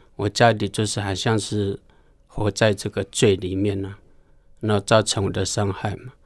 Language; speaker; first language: Chinese; non-native, local second language; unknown